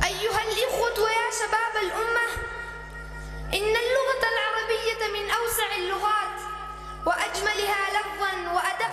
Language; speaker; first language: Arabic; non-native, learner; Pashto